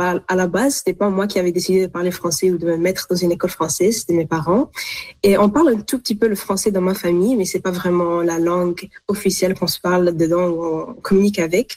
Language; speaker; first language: French; non-native, local second language; Arabic